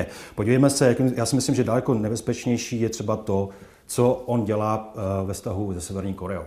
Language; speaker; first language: Czech; native; Czech